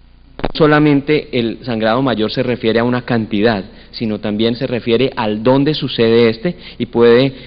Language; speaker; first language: Spanish; native; Spanish